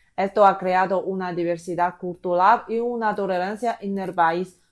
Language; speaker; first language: Spanish; non-native, fluent; Chinese